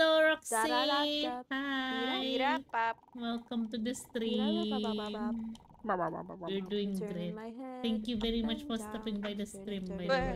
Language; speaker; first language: English; non-native, local second language; Malay